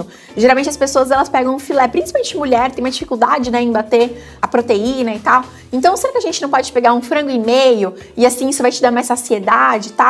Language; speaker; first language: Portuguese; native; Portuguese